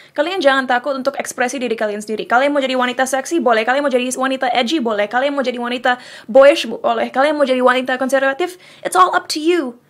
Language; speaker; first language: Indonesian; native; Indonesian